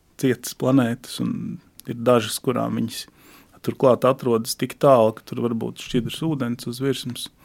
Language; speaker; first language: Latvian; native; Latvian